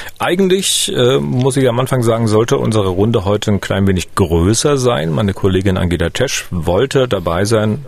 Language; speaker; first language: German; native; German